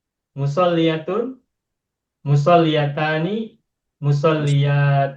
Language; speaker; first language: Arabic; non-native, fluent; Indonesian